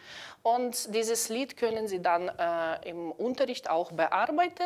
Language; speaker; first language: German; non-native, fluent; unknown